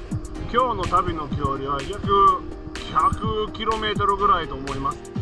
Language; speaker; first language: Japanese; non-native, fluent; English